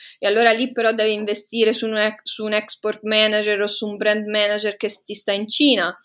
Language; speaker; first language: Italian; native; Italian